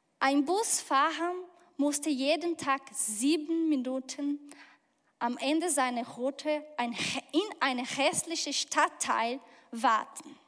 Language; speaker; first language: German; non-native, fluent; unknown